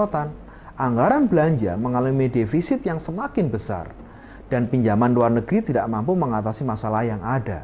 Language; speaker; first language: Indonesian; native; Indonesian